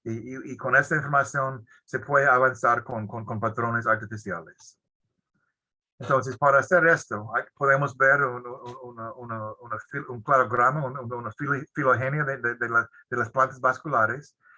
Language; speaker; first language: Spanish; non-native, fluent; English